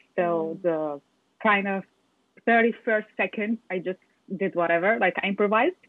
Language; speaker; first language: English; non-native, fluent; Arabic